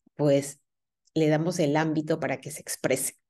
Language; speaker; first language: Spanish; native; Spanish